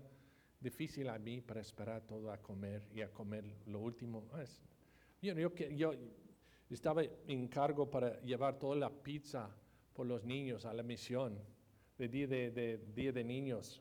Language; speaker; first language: Spanish; non-native, fluent; English